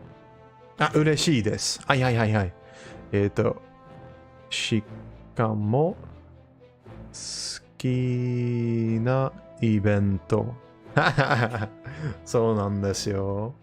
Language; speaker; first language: Japanese; non-native, learner; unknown